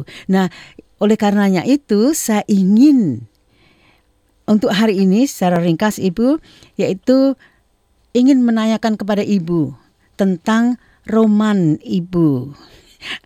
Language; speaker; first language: Indonesian; native; Indonesian